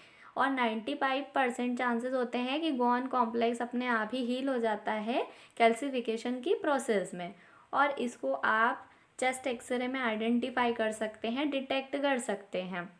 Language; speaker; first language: Hindi; native; Hindi